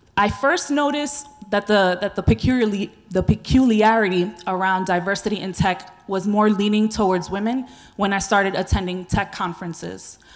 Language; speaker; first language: English; native; English